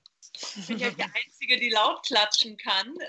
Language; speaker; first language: German; native; German